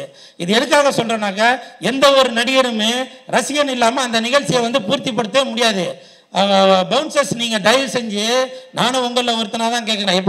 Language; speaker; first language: Tamil; native; Tamil